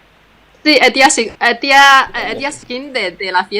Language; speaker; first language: Spanish; non-native, fluent; Chinese